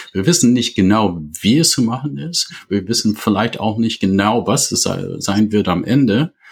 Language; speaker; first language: German; non-native, fluent; English